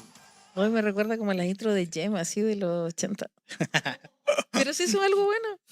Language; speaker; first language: Spanish; native; Spanish